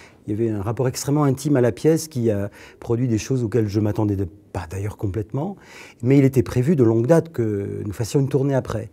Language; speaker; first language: French; native; French